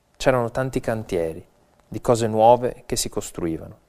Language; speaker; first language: Italian; native; Italian